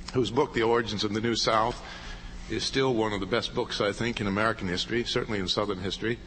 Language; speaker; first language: English; native; English